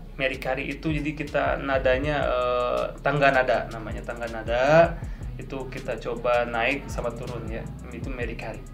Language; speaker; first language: Indonesian; native; Indonesian